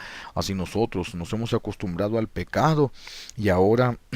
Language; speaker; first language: Spanish; native; Spanish